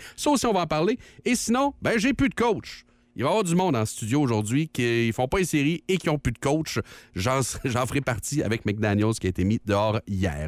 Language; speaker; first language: French; native; French